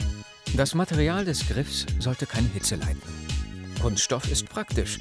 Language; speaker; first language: German; native; German